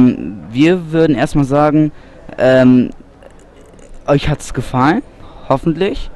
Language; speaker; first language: German; native; German